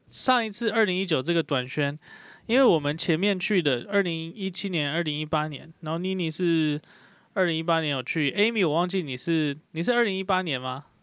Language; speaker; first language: Chinese; native; Chinese